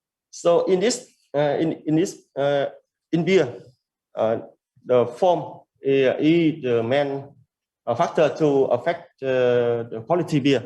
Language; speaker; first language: English; non-native, learner; Vietnamese